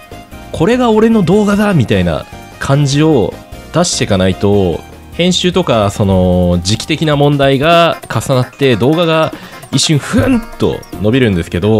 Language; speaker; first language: Japanese; native; Japanese